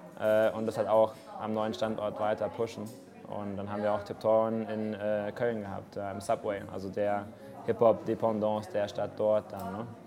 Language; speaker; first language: German; native; German